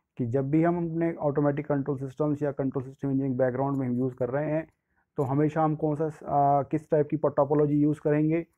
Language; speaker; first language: Hindi; native; Hindi